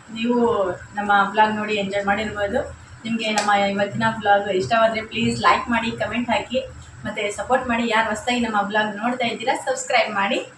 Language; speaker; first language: Kannada; non-native, local second language; Urdu